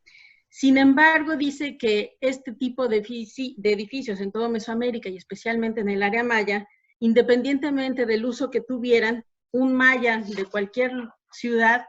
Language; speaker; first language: Spanish; native; Spanish